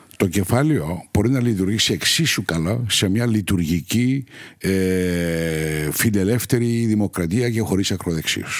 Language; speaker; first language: Greek; non-native, local second language; Turkish